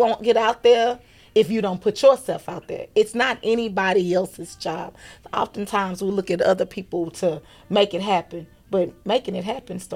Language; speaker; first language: English; native; English